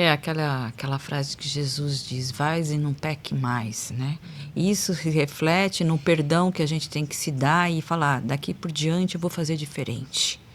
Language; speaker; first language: Portuguese; native; Portuguese